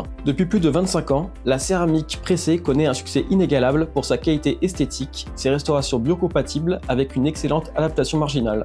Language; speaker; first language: French; native; French